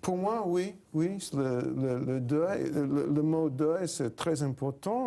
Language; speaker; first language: French; non-native, fluent; English